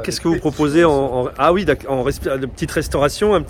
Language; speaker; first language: French; native; French